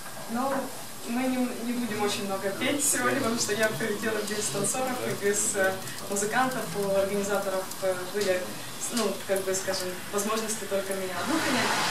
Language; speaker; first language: Russian; non-native, local second language; Ukrainian